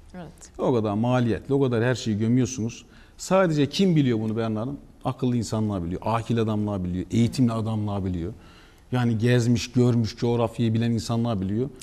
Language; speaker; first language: Turkish; native; Turkish